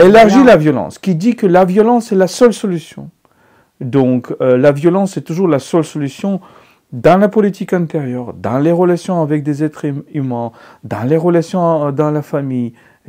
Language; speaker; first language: French; non-native, fluent; Ukrainian